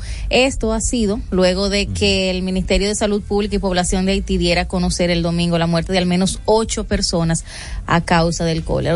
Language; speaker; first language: Spanish; native; Spanish